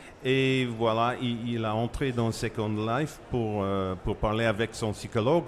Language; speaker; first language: French; non-native, fluent; English